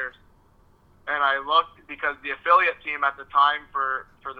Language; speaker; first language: English; non-native, fluent; French